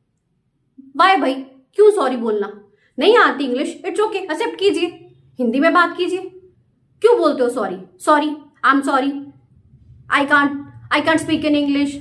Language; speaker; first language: Hindi; native; Hindi